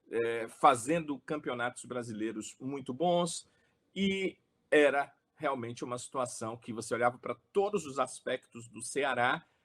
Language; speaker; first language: Portuguese; native; Portuguese